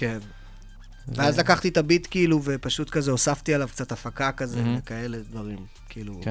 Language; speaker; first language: Hebrew; native; Hebrew